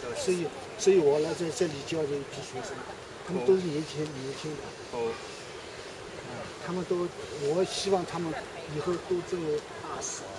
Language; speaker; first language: Chinese; native; Chinese